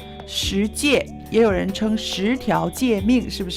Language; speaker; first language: Chinese; native; Chinese